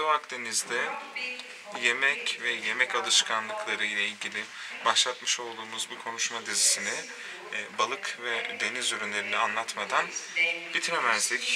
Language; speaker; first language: Turkish; native; Turkish